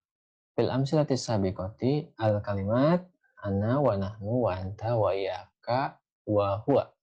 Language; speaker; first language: Arabic; non-native, fluent; Indonesian